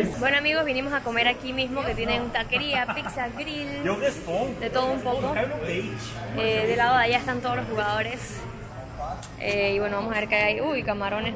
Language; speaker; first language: Spanish; native; Spanish